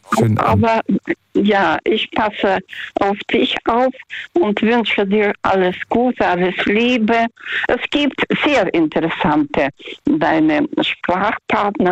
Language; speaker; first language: German; non-native, fluent; Russian